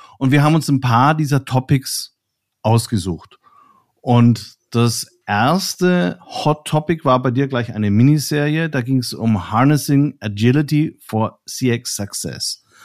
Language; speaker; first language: German; native; German